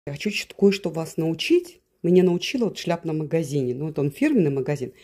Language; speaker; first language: Russian; native; Russian